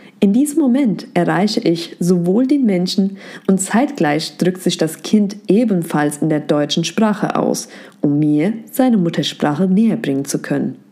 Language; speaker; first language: German; native; German